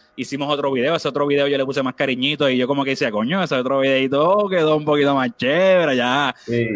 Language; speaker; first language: Spanish; native; Spanish